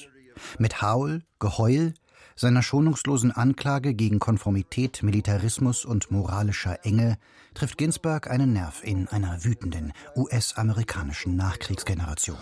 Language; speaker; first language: German; native; German